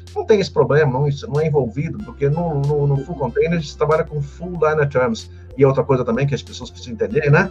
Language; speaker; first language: Portuguese; native; Portuguese